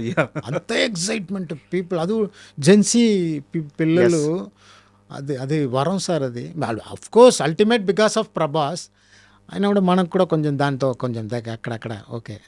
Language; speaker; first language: Telugu; non-native, fluent; Tamil